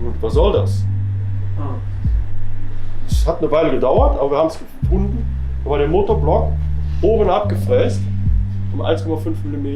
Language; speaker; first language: German; native; German